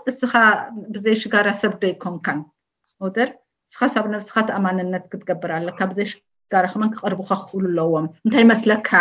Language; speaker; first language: Tigrinya; early bilingual, heritage; Tigrinya